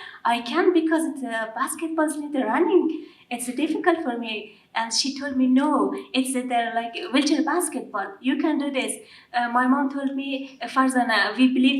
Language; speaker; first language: English; non-native, learner; Persian